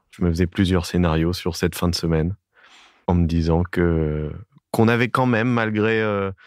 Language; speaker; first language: French; native; French